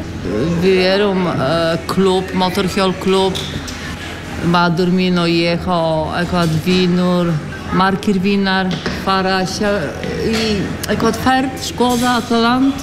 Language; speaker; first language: Icelandic; non-native, learner; Polish